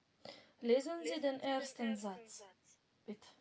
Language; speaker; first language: German; non-native, fluent; Macedonian